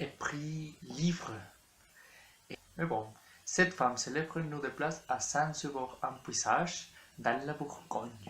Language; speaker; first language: French; non-native, learner; Spanish